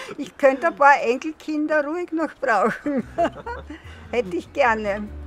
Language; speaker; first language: German; native; German